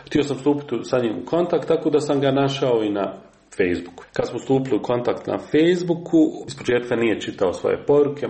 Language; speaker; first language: Serbian; native; Serbian